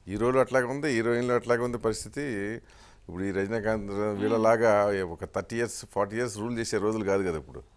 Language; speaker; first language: Telugu; native; Telugu